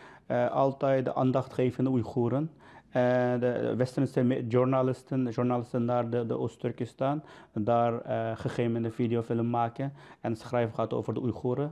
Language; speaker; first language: Dutch; non-native, learner; Uyghur